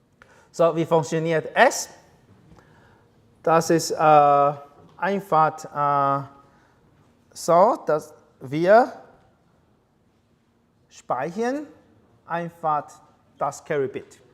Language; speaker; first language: German; non-native, learner; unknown